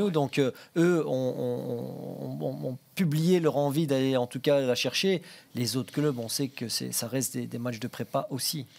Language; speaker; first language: French; native; French